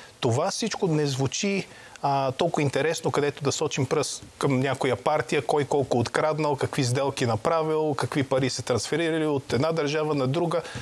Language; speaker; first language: Bulgarian; native; Bulgarian